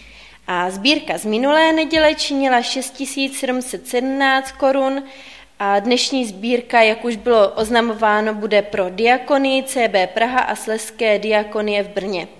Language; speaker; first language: Czech; native; Czech